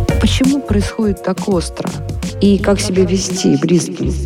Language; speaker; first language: Russian; native; Russian